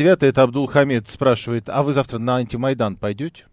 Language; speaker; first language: Russian; native; Russian